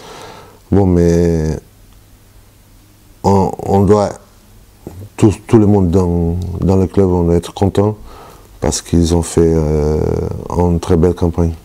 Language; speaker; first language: French; non-native, learner; Portuguese